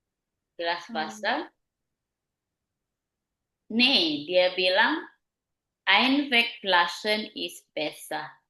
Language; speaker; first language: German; non-native, learner; Indonesian